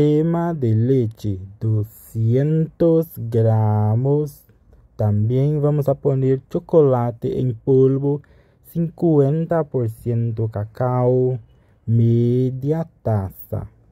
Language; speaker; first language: Portuguese; non-native, learner; Spanish